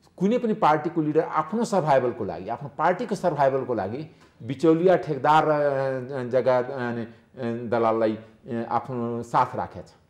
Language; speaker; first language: Nepali; native; Nepali